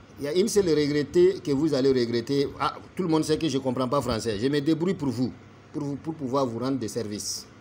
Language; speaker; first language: French; non-native, local second language; Bambara